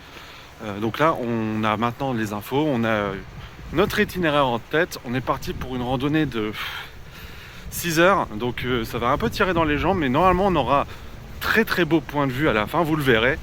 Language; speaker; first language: French; native; French